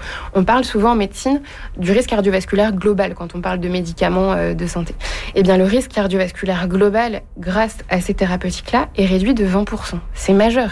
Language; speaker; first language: French; native; French